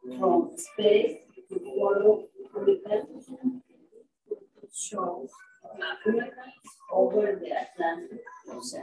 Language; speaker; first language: English; non-native, learner; Spanish